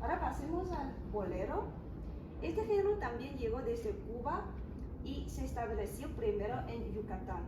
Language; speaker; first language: Spanish; non-native, fluent; Chinese